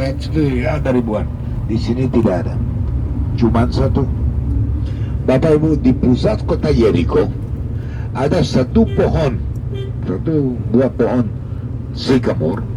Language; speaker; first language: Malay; non-native, fluent; Hebrew